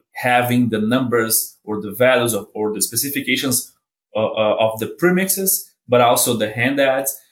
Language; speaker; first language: English; non-native, fluent; Portuguese